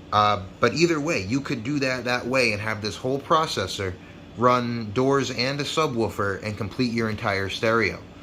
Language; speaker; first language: English; native; English